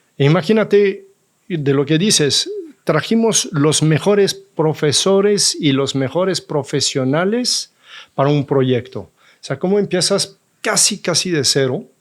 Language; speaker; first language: Spanish; non-native, fluent; French